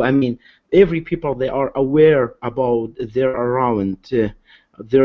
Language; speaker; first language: English; non-native, learner; Arabic